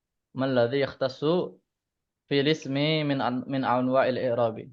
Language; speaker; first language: Arabic; non-native, fluent; Indonesian